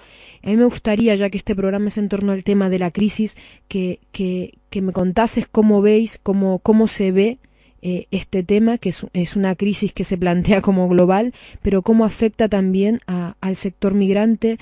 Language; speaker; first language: Spanish; native; Spanish